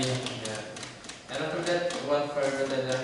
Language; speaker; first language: English; non-native, learner; Indonesian